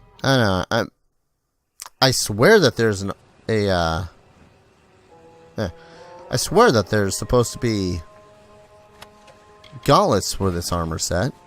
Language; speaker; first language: English; native; English